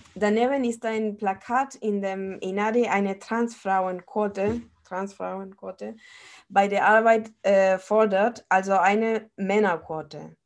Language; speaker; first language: German; non-native, fluent; Spanish